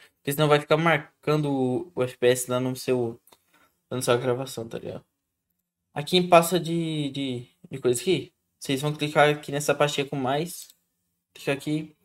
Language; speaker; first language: Portuguese; native; Portuguese